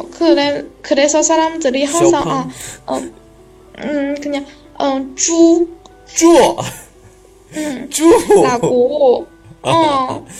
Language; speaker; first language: Korean; non-native, learner; Chinese